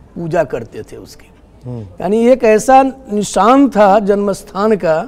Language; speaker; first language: Hindi; native; Hindi